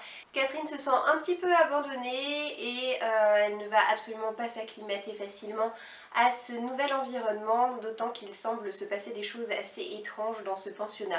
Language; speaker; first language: French; native; French